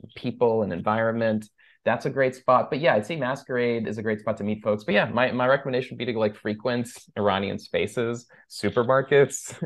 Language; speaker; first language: English; early bilingual, other home language; Persian